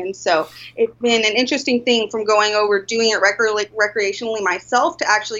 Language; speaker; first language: English; native; English